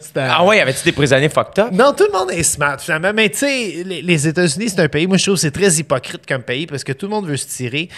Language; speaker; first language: French; native; French